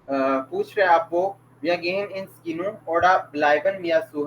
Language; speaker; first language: German; non-native, fluent; Urdu